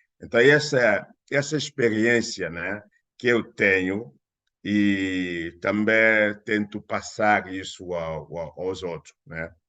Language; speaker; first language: Portuguese; non-native, fluent; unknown